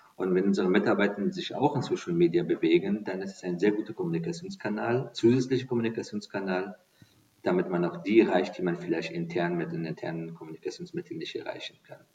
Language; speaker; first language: German; non-native, fluent; Persian